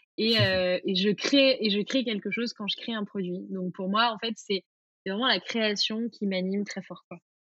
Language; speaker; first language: French; native; French